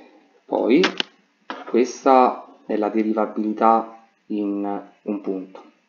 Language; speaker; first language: Italian; native; Italian